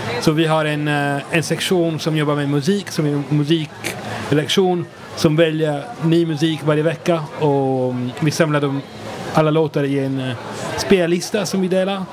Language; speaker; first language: Swedish; non-native, fluent; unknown